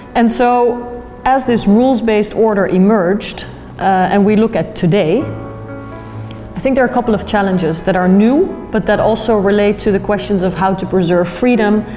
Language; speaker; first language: English; non-native, fluent; Dutch